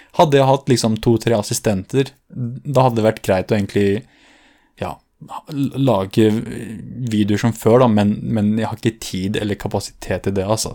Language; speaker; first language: Norwegian; early bilingual, other home language; Kurdish